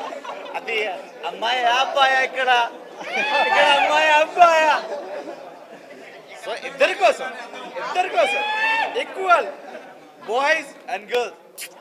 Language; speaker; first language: Telugu; non-native, learner; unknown